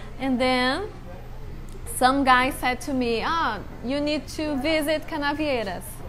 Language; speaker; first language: English; non-native, learner; Portuguese